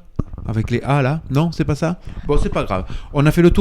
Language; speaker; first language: French; native; French